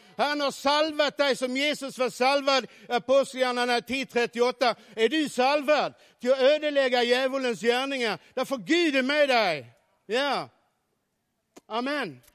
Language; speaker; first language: Norwegian; non-native, fluent; Swedish